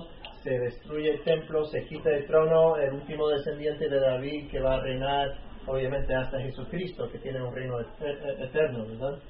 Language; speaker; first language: Spanish; native; Spanish